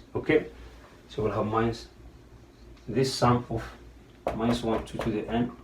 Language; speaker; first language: English; non-native, fluent; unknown